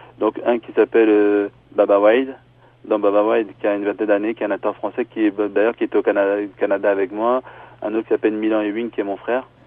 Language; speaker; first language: French; early bilingual, other home language; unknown